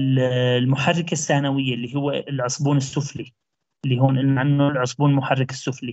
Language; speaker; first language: Arabic; native; Arabic